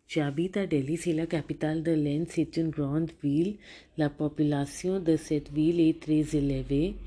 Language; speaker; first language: French; non-native, learner; Hindi